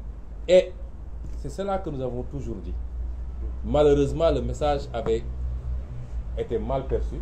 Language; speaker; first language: French; non-native, local second language; Wolof